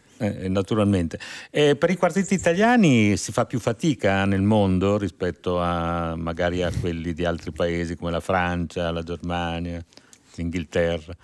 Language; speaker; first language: Italian; native; Italian